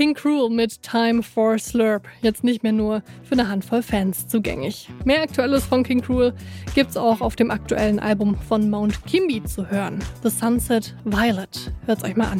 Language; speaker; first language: German; native; German